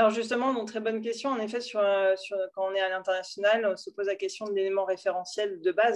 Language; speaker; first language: French; native; French